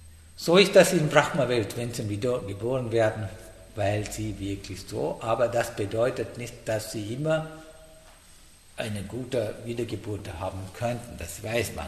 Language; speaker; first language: German; non-native, fluent; Sinhala